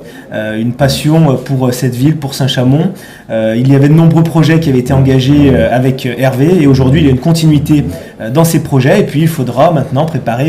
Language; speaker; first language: French; native; French